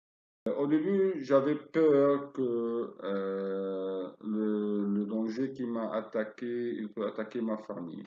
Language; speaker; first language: French; non-native, fluent; Arabic